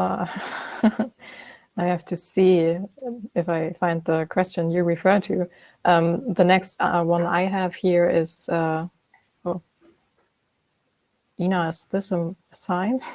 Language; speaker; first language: English; non-native, fluent; German